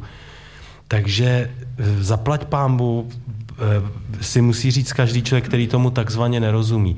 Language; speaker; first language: Czech; native; Czech